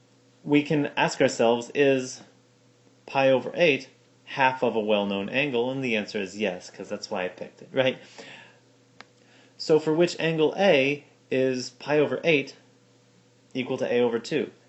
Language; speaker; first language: English; native; English